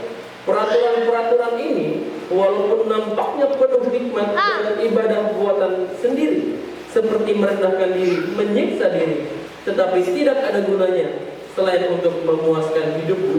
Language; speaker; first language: Indonesian; native; Indonesian